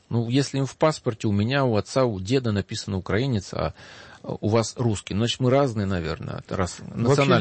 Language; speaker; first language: Russian; native; Russian